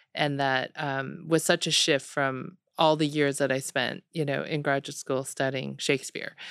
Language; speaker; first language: English; early bilingual, other home language; Korean